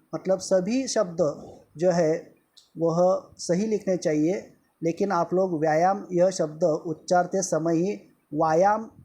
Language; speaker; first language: Hindi; non-native, local second language; Marathi